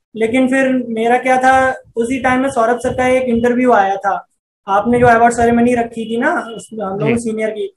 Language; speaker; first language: Hindi; native; Hindi